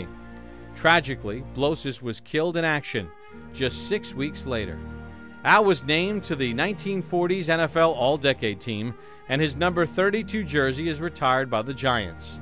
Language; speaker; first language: English; native; English